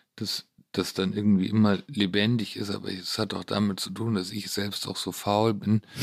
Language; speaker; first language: German; native; German